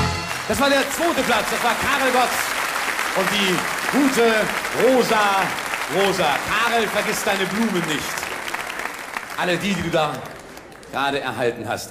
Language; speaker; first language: German; native; German